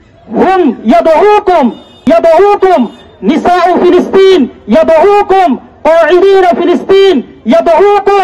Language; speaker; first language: Arabic; non-native, fluent; Bangla